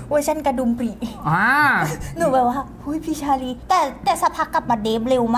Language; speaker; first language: Thai; early bilingual, other home language; Korean